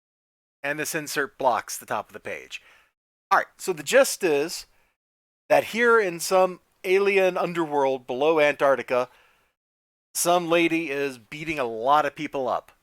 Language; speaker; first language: English; native; English